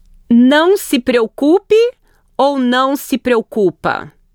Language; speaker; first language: Portuguese; native; Portuguese